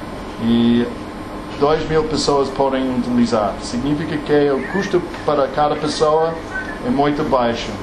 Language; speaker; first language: Portuguese; non-native, learner; English